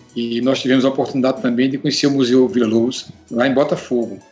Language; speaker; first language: Portuguese; native; Portuguese